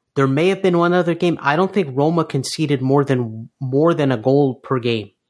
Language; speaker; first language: English; native; English